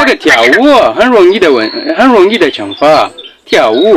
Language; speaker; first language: Chinese; non-native, fluent; Amharic